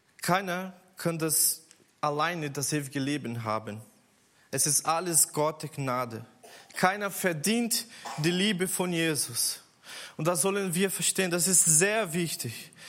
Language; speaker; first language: German; non-native, learner; Portuguese